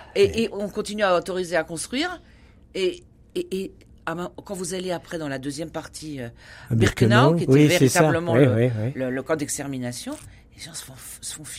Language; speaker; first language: French; native; French